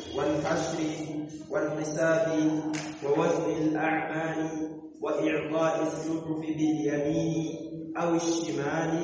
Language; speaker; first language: Arabic; non-native, fluent; Swahili